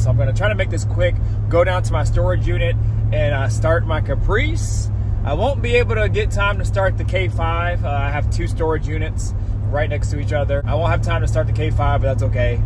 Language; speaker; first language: English; native; English